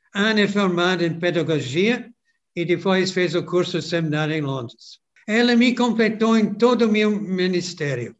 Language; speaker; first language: Portuguese; non-native, fluent; English